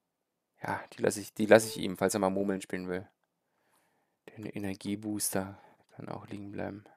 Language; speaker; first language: German; native; German